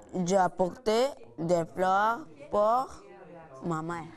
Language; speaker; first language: French; non-native, learner; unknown